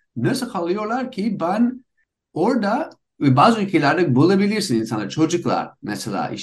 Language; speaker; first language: Turkish; non-native, fluent; English